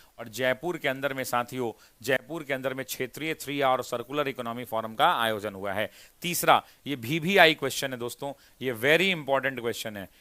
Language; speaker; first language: Hindi; native; Hindi